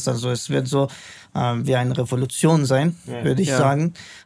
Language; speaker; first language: German; non-native, fluent; Arabic